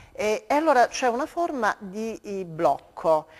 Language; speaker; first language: Italian; native; Italian